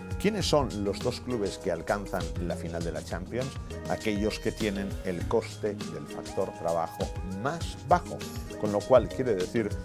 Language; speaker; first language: Spanish; native; Spanish